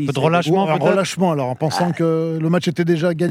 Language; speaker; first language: French; native; French